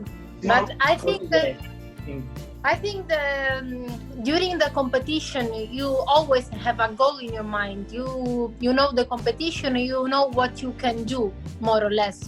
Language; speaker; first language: English; non-native, fluent; Italian